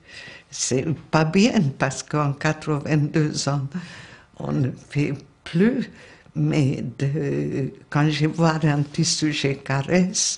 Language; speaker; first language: French; non-native, fluent; Hungarian